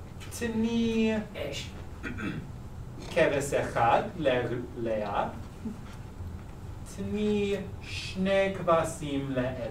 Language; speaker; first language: Hebrew; non-native, fluent; English